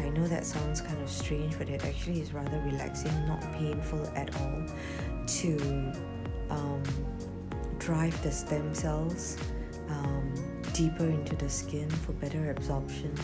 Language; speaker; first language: English; native; English